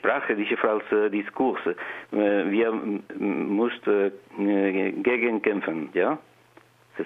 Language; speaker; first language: German; non-native, learner; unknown